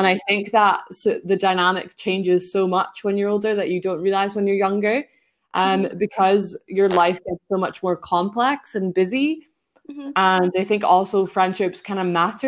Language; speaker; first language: English; native; English